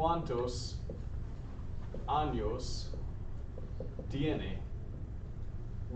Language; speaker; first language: Spanish; non-native, fluent; English